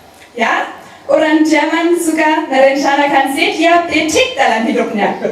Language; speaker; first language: Indonesian; non-native, learner; German